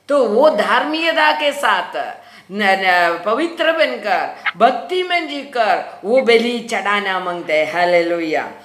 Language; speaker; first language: Hindi; non-native, local second language; Malayalam